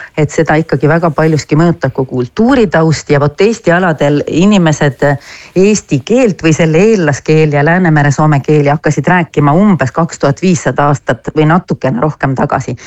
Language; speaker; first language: Estonian; native; Estonian